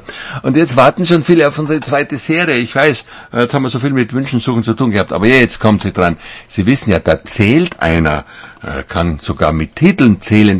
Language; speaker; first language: German; native; German